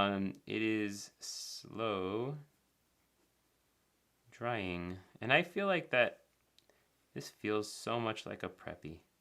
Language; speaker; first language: English; native; English